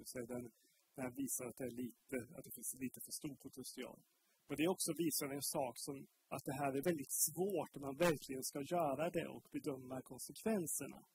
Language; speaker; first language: Swedish; native; Swedish